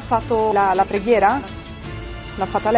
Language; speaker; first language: Italian; native; Italian